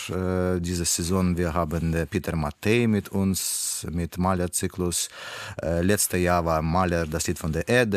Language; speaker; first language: German; non-native, learner; Russian